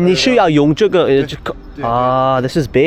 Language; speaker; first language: Chinese; non-native, learner; English